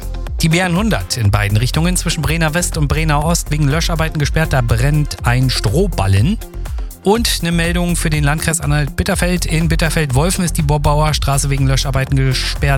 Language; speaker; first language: German; native; German